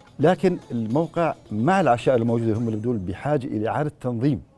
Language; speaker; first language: Arabic; native; Arabic